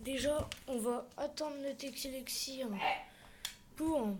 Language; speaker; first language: French; native; French